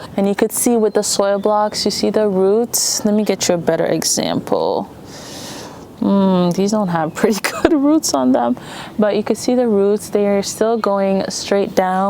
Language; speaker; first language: English; native; English